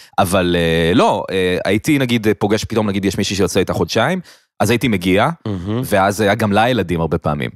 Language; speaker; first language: Hebrew; native; Hebrew